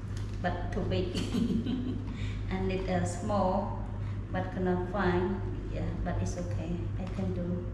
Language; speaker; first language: English; non-native, learner; Khmer